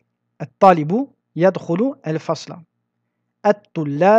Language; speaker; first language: Arabic; non-native, fluent; French